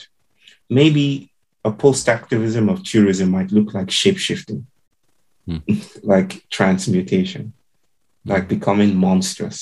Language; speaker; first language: English; non-native, local second language; Yoruba